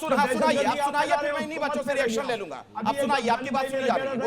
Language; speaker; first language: Hindi; native; Hindi